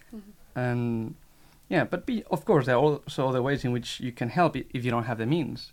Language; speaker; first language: English; non-native, fluent; Spanish